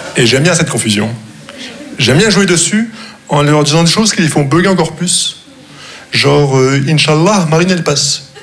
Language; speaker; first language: French; non-native, local second language; Arabic